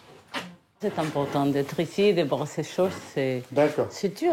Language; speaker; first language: French; non-native, learner; Spanish